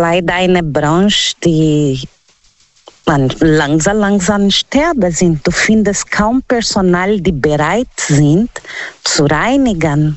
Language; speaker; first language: German; non-native, learner; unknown